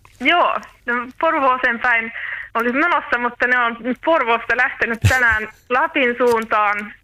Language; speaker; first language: Finnish; native; Finnish